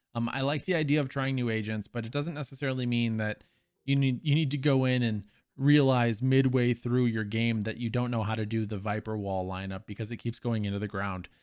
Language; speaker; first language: English; native; English